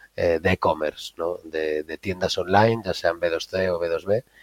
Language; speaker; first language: Spanish; native; Spanish